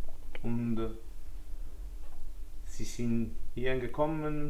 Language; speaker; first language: German; non-native, learner; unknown